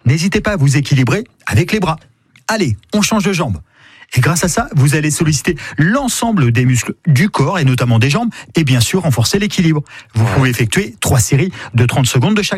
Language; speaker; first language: French; native; French